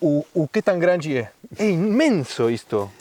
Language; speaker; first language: Portuguese; non-native, learner; Spanish